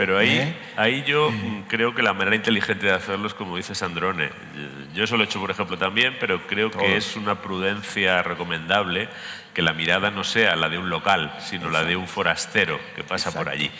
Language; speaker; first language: Spanish; native; Spanish